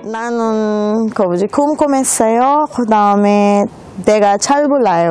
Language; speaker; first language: Korean; non-native, learner; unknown